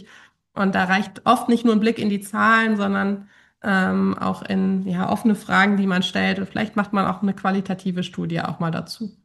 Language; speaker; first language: German; native; German